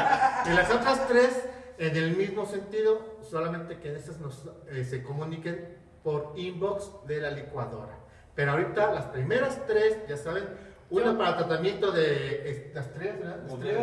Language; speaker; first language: Spanish; native; Spanish